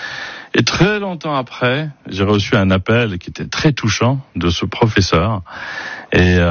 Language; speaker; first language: French; native; French